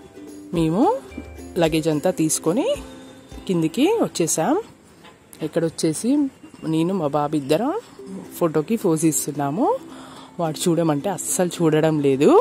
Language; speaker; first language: Telugu; native; Telugu